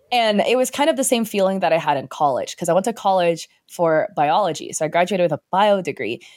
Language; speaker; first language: English; early bilingual, other home language; Chinese